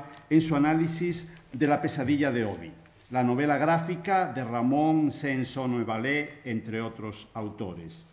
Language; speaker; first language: Spanish; native; Spanish